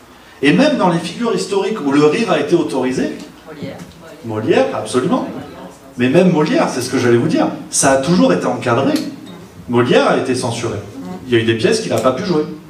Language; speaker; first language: French; native; French